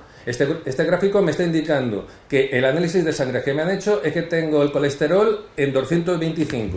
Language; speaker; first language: Spanish; native; Spanish